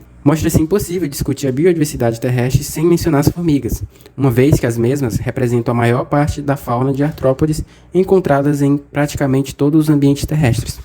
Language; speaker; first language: Portuguese; native; Portuguese